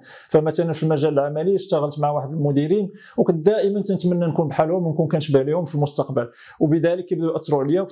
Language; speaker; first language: Arabic; native; Arabic